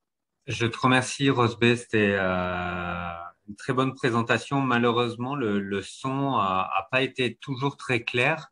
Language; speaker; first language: French; native; French